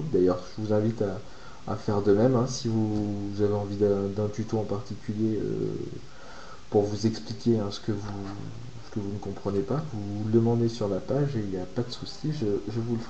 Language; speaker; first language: French; native; French